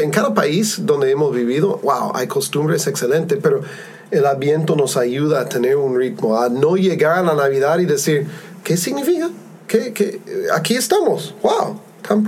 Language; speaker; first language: Spanish; non-native, fluent; English